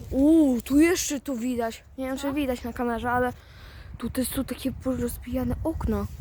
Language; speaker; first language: Polish; native; Polish